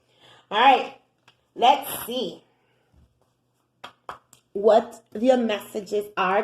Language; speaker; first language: English; native; English